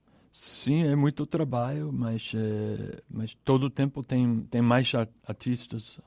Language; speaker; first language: Portuguese; non-native, learner; English